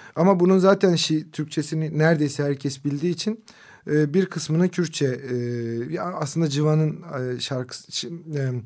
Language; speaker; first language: Turkish; non-native, local second language; Kurdish